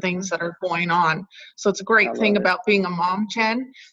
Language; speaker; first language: English; native; English